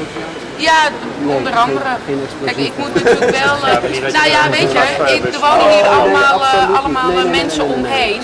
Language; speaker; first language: Dutch; native; Dutch